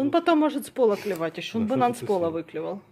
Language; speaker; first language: Russian; native; Russian